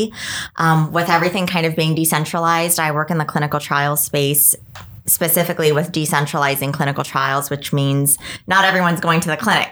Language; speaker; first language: English; native; English